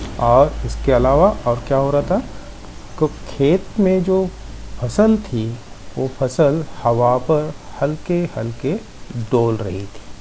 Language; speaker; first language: Hindi; non-native, local second language; Marathi